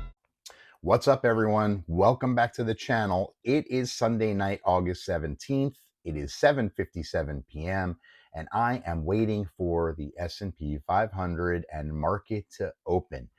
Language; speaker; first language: English; native; English